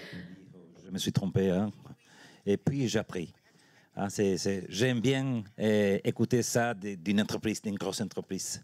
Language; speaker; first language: French; non-native, learner; Spanish